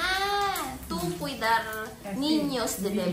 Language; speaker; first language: Spanish; non-native, learner; Filipino